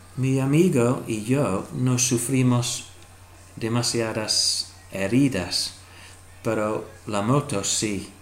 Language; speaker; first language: Spanish; non-native, learner; English